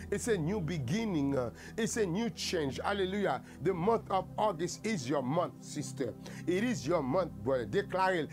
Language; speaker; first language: English; non-native, fluent; Haitian Creole